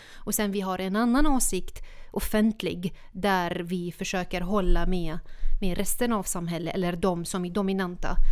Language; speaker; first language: Swedish; non-native, fluent; Arabic